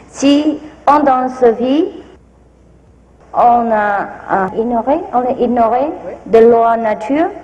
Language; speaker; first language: French; non-native, fluent; Vietnamese